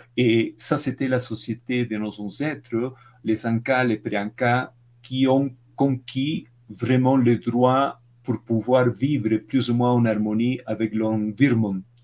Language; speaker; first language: French; non-native, fluent; Spanish